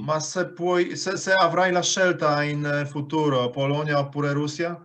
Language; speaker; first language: Italian; non-native, fluent; Polish